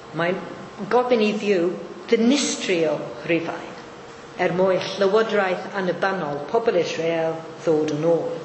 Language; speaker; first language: Welsh; non-native, fluent; Maltese